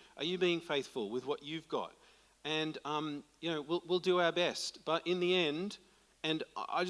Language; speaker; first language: English; native; English